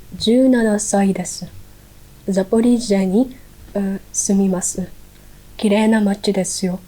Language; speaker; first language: Japanese; non-native, learner; Ukrainian